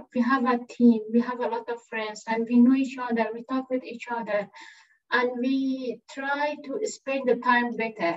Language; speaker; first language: English; non-native, learner; Persian